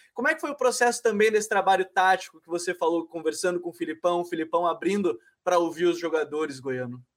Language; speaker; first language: Portuguese; native; Portuguese